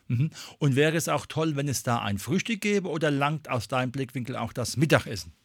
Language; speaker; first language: German; native; German